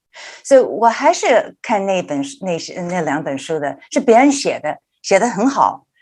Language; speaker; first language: Chinese; early bilingual, heritage; Chinese